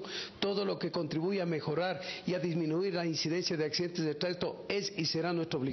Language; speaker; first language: Spanish; native; Spanish